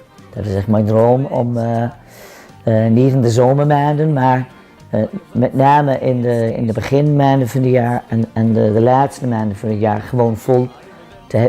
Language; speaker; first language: Dutch; non-native, fluent; English